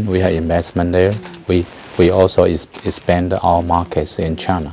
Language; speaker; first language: English; non-native, fluent; Chinese